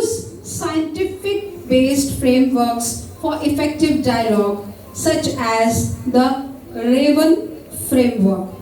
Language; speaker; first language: English; non-native, local second language; Marathi